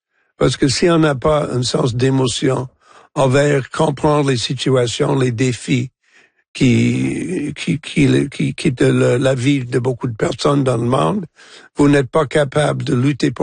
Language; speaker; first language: French; non-native, fluent; English